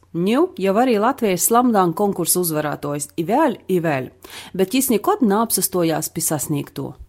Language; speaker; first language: Latvian; native; Latvian